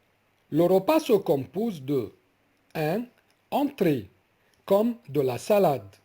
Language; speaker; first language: French; non-native, fluent; Arabic